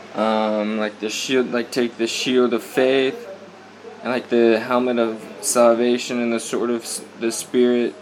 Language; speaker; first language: English; native; English